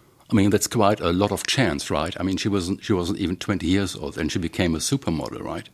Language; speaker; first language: English; non-native, fluent; German